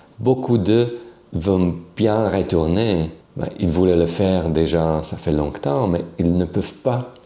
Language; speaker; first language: French; non-native, fluent; Slovak